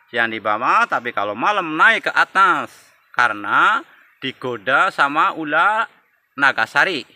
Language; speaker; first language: Indonesian; non-native, local second language; Javanese